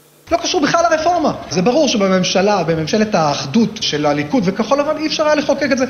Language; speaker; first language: Hebrew; non-native, fluent; English